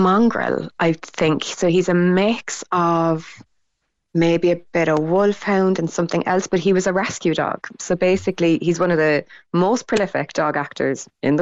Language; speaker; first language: English; non-native, local second language; Irish